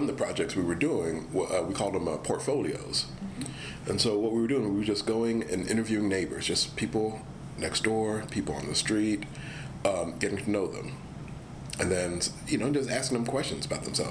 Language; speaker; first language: English; native; English